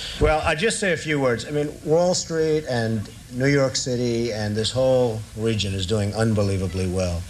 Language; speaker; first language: English; native; English